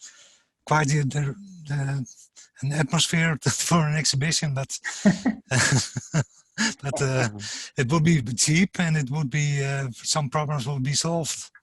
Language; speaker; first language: English; non-native, fluent; German